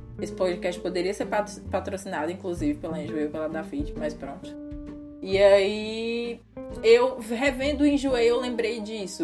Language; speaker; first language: Portuguese; native; Portuguese